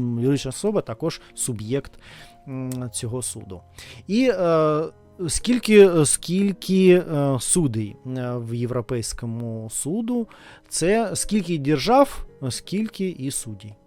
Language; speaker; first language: Ukrainian; non-native, learner; Russian